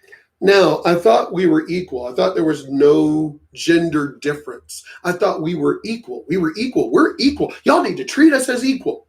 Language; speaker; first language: English; native; English